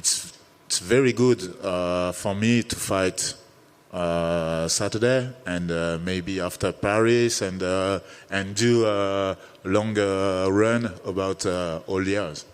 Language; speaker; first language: English; non-native, learner; French